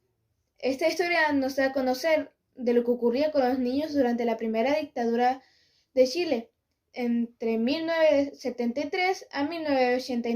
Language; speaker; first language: Spanish; native; Spanish